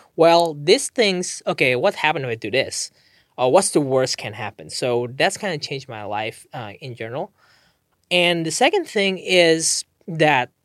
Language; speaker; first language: English; non-native, fluent; Indonesian